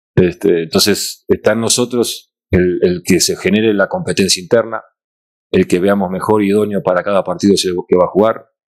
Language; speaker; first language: Spanish; native; Spanish